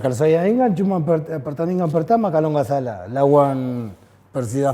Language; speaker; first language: Indonesian; non-native, fluent; Spanish